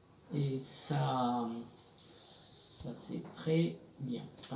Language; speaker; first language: French; non-native, fluent; Spanish